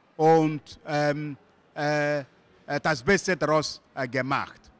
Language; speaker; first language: German; non-native, fluent; Igbo